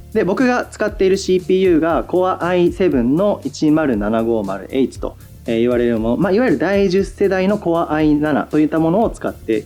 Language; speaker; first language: Japanese; native; Japanese